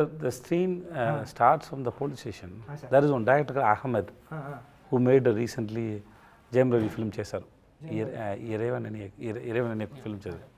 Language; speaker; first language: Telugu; non-native, learner; Tamil